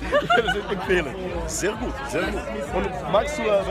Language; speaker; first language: German; non-native, fluent; Portuguese